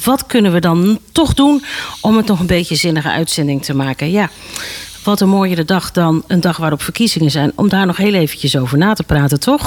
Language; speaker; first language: Dutch; native; Dutch